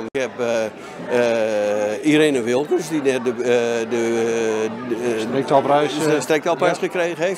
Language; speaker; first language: Dutch; native; Dutch